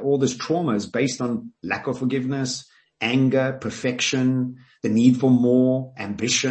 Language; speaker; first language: English; native; English